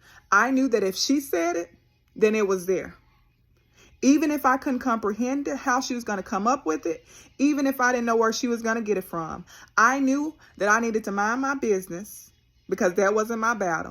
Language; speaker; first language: English; native; English